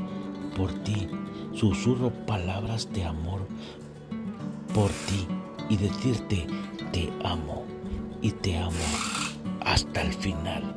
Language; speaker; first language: Spanish; native; Spanish